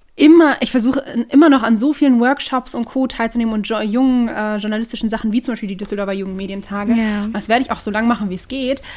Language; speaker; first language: German; native; German